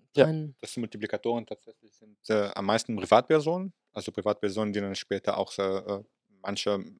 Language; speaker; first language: German; non-native, fluent; Arabic